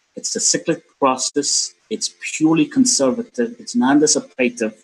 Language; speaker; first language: English; non-native, fluent; Persian